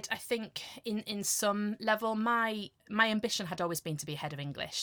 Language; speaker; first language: English; native; English